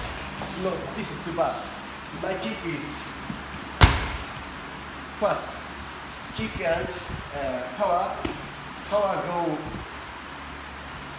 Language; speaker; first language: English; non-native, learner; Japanese